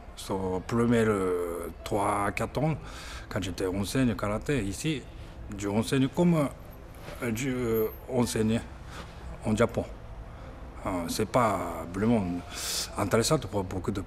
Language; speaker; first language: French; non-native, learner; Japanese